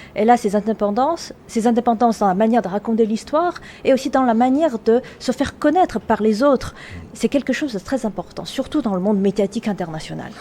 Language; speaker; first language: French; non-native, fluent; Chinese